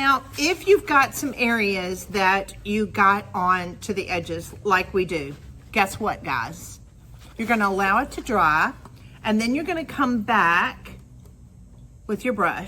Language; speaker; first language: English; native; English